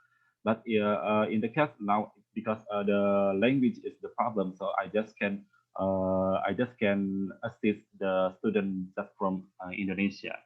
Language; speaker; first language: English; non-native, learner; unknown